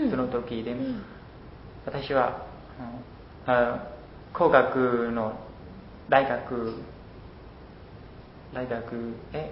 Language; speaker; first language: Japanese; non-native, learner; Khmer